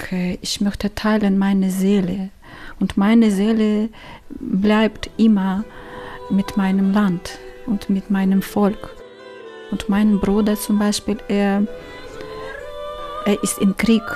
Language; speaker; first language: German; non-native, learner; Ukrainian